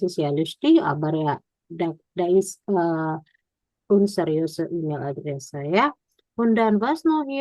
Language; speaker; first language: German; non-native, fluent; Indonesian